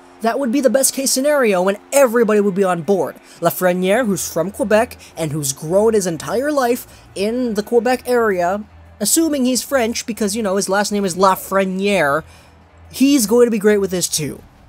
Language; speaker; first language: English; native; English